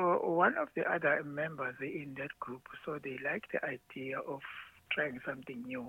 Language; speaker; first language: English; non-native, local second language; Zulu